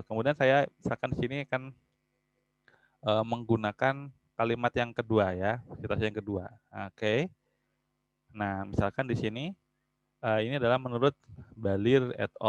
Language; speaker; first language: Indonesian; native; Indonesian